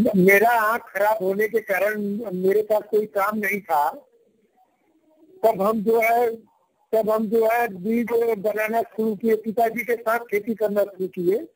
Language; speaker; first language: Hindi; native; Hindi